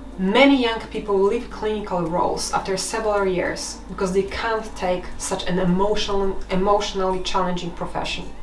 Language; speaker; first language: English; non-native, fluent; Polish